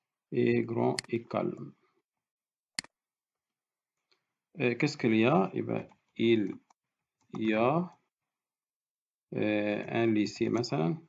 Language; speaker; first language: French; non-native, fluent; Arabic